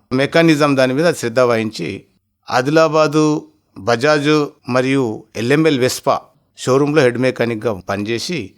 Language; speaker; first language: Telugu; native; Telugu